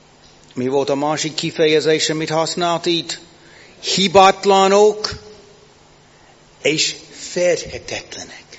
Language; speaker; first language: Hungarian; non-native, fluent; English